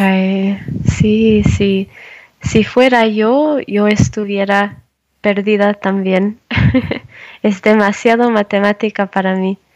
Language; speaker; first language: Spanish; non-native, learner; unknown